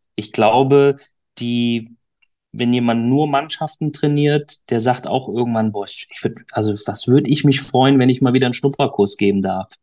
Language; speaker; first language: German; native; German